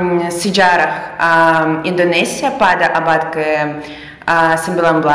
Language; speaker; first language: Indonesian; non-native, fluent; Russian